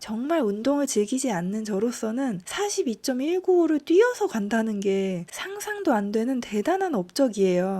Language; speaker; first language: Korean; native; Korean